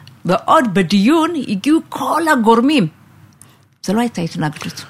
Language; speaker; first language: Hebrew; non-native, fluent; Amharic